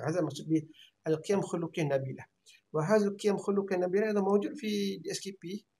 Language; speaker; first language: Arabic; non-native, fluent; Malay